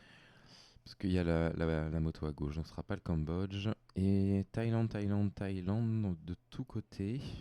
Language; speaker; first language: French; native; French